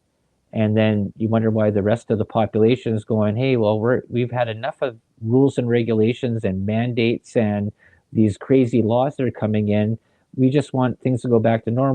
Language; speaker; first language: English; native; English